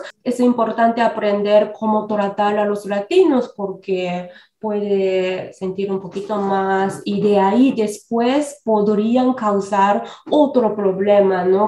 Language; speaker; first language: Spanish; non-native, fluent; Japanese